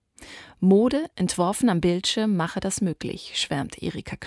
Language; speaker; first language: German; native; German